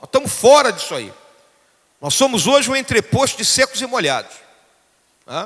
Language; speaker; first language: Portuguese; native; Portuguese